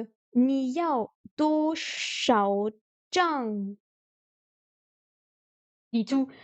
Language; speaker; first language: Chinese; non-native, learner; French